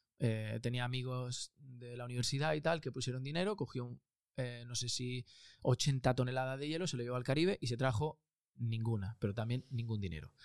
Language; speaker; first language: Spanish; native; Spanish